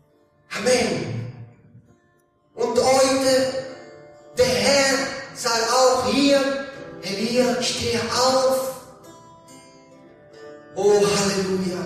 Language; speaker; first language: German; non-native, learner; Italian